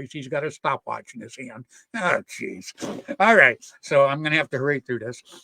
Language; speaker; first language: English; native; English